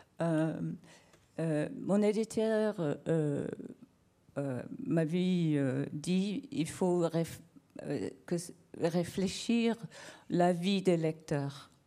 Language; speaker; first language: French; non-native, learner; English